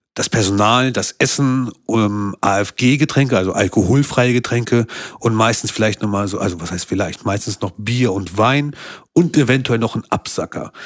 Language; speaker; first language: German; early bilingual, other home language; Albanian